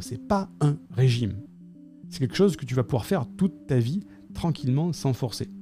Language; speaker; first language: French; native; French